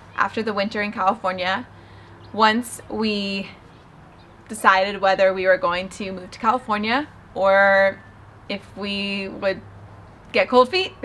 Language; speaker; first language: English; native; English